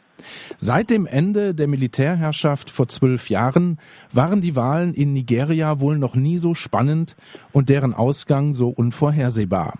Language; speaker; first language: German; native; German